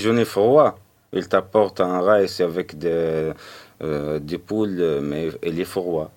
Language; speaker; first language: French; non-native, learner; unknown